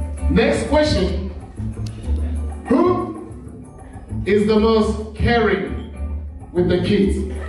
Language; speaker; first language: English; non-native, local second language; French